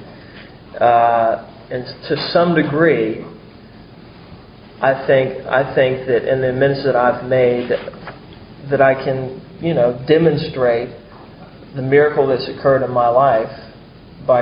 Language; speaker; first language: English; native; English